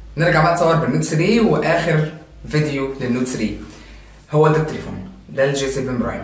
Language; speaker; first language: Arabic; native; Arabic